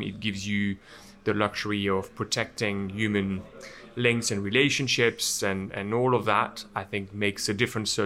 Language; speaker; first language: English; non-native, fluent; French